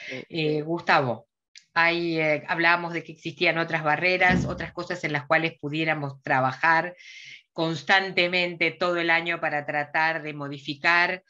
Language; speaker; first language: Spanish; native; Spanish